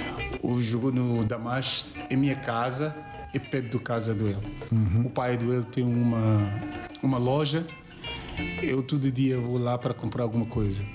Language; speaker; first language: Portuguese; non-native, learner; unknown